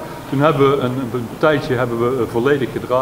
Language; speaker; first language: Dutch; native; Dutch